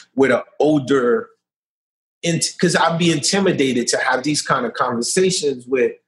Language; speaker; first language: English; early bilingual, other home language; Haitian Creole